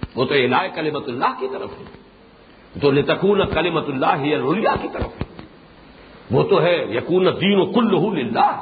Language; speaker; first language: Urdu; native; Urdu